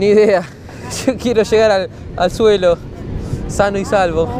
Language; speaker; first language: Spanish; native; Spanish